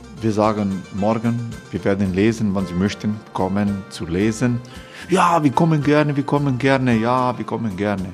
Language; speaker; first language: German; non-native, learner; Croatian